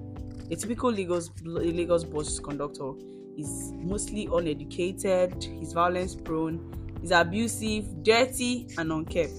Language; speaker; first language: English; non-native, local second language; Yoruba